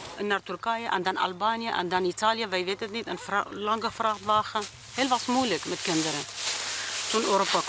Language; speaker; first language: Dutch; non-native, learner; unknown